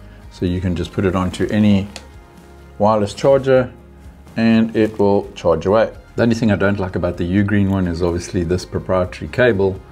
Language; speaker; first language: English; native; English